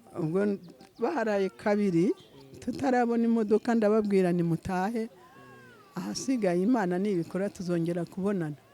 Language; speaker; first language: Kinyarwanda; native; Kinyarwanda